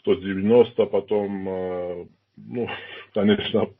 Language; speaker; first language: Russian; non-native, fluent; Georgian